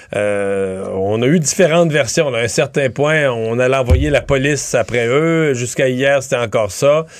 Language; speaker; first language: French; native; French